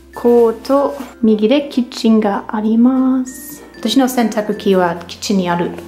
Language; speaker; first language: Japanese; non-native, learner; German